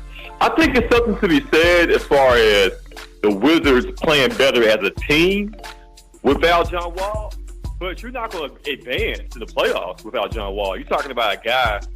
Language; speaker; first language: English; native; English